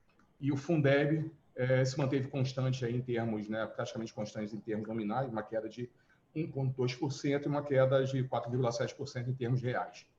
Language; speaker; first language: Portuguese; native; Portuguese